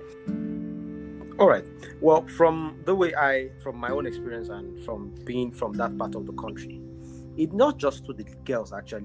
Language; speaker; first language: English; non-native, local second language; Arabic